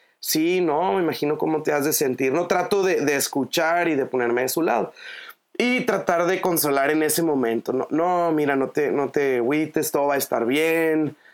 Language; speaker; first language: Spanish; native; Spanish